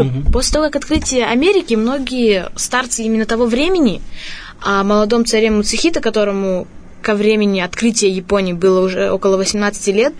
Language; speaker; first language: Russian; native; Russian